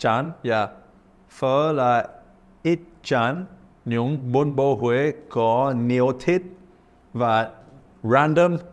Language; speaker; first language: Vietnamese; non-native, learner; English